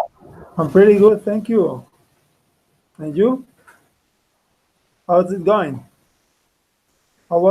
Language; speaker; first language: English; non-native, fluent; Spanish